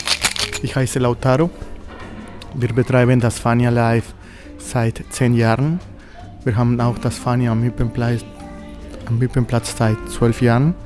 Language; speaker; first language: German; non-native, fluent; Spanish